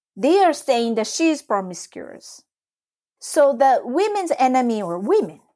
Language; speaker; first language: English; non-native, fluent; Japanese